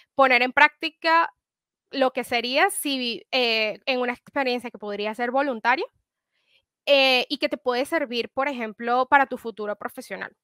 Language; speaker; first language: Spanish; native; Spanish